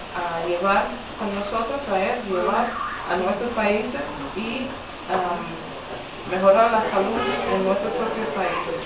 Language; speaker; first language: Spanish; non-native, fluent; Haitian Creole